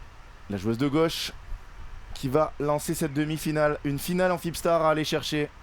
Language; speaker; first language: French; native; French